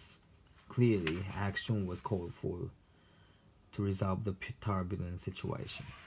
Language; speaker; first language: English; non-native, fluent; Japanese